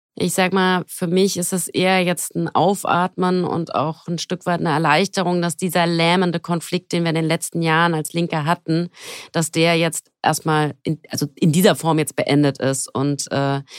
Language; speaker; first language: German; native; German